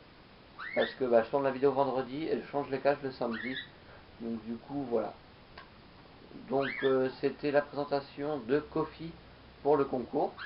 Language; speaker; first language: French; native; French